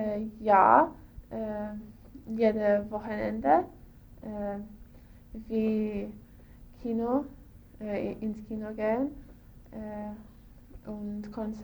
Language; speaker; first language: German; non-native, learner; English